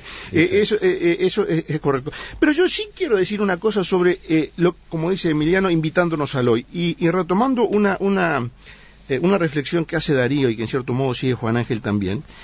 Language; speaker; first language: Spanish; native; Spanish